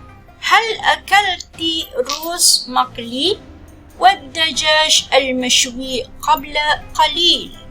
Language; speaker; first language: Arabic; non-native, fluent; Malay